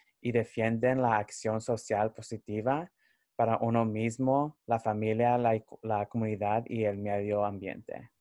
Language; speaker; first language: Spanish; early bilingual, heritage; Spanish